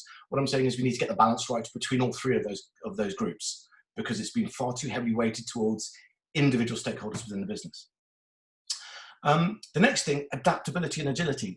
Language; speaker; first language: English; native; English